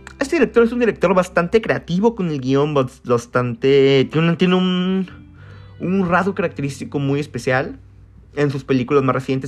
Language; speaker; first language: Spanish; native; Spanish